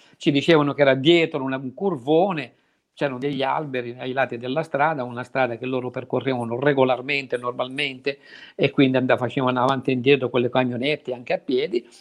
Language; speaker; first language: Italian; native; Italian